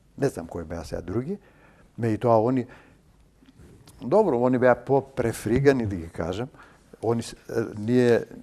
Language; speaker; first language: Macedonian; native; Macedonian